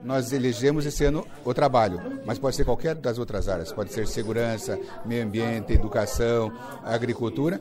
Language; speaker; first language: Portuguese; native; Portuguese